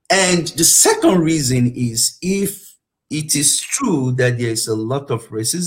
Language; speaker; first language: English; non-native, local second language; Yoruba